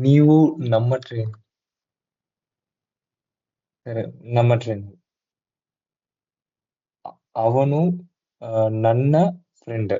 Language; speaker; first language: Kannada; non-native, learner; Tamil